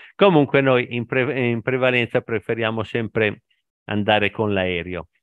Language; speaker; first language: Italian; native; Italian